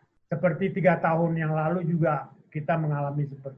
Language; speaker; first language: Indonesian; native; Indonesian